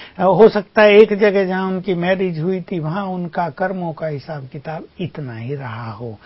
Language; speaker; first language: Hindi; native; Hindi